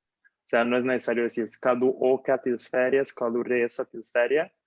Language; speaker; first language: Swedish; non-native, fluent; Spanish